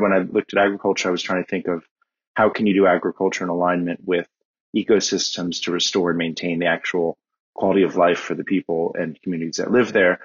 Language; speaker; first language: English; native; English